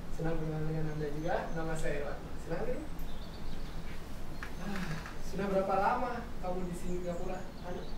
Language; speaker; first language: Indonesian; non-native, learner; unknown